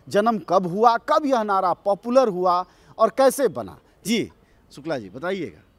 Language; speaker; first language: Hindi; native; Hindi